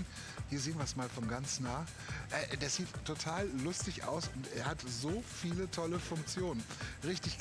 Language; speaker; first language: German; native; German